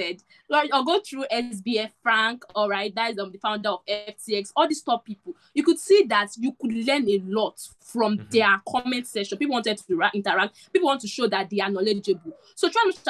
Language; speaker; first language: English; non-native, local second language; Igbo